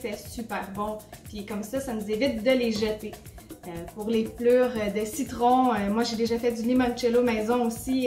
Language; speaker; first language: French; native; French